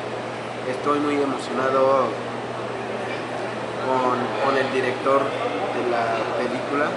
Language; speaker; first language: Spanish; non-native, local second language; Tzotzil